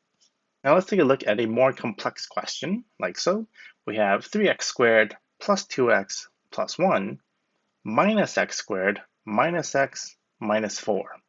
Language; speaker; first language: English; native; English